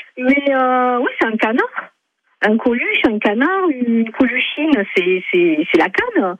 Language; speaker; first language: French; native; French